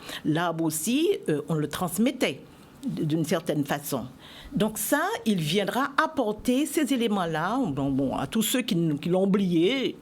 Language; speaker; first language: French; native; French